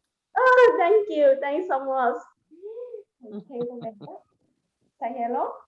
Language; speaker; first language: English; non-native, learner; Vietnamese